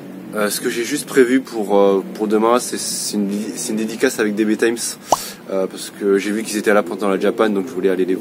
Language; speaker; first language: French; native; French